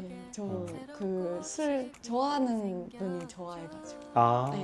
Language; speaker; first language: Korean; non-native, fluent; Japanese